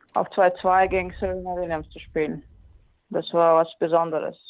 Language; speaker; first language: German; non-native, fluent; Latvian